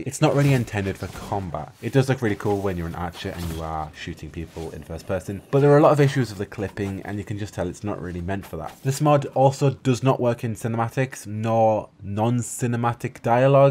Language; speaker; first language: English; native; English